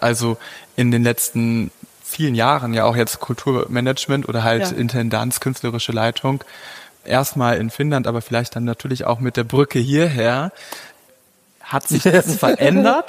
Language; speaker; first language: German; native; German